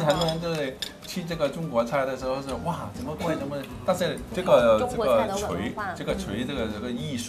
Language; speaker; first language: Chinese; non-native, local second language; Cantonese